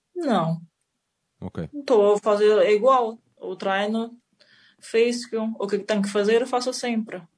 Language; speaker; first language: Portuguese; non-native, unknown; Chinese